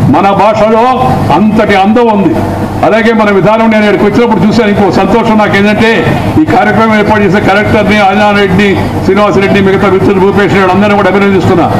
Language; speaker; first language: Telugu; native; Telugu